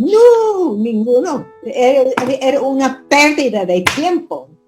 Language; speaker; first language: Spanish; non-native, fluent; English